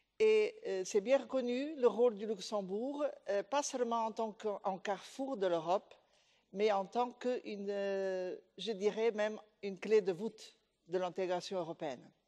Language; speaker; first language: French; non-native, fluent; Portuguese